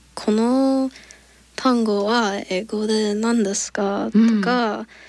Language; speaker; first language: Japanese; non-native, learner; English